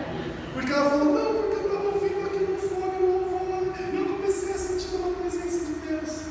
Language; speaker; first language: Portuguese; native; Portuguese